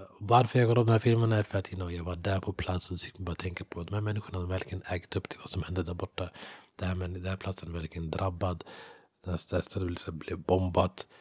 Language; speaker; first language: Swedish; early bilingual, other home language; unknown